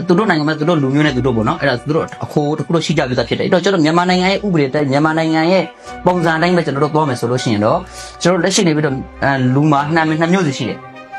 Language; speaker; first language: Burmese; non-native, local second language; Rohingya